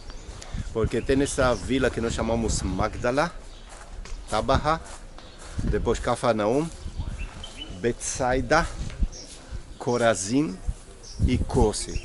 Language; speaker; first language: Portuguese; non-native, fluent; Hebrew